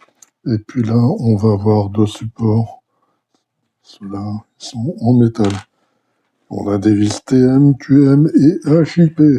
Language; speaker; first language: French; native; French